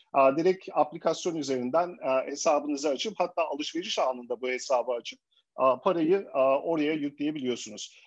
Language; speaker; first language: Turkish; early bilingual, heritage; Turkish